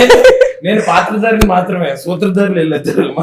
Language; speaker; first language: Telugu; native; Telugu